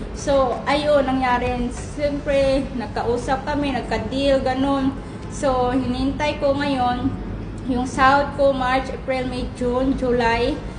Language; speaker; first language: Filipino; non-native, local second language; Cebuano